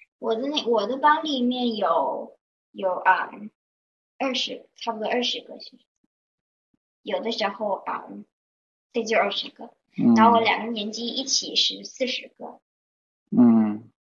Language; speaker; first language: Chinese; early bilingual, heritage; Chinese